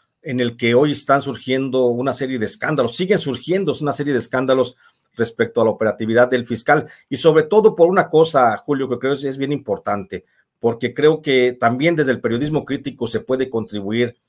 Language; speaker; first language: Spanish; native; Spanish